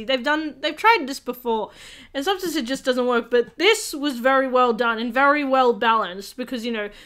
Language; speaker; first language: English; native; English